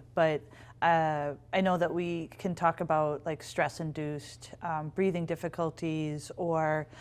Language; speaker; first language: English; native; English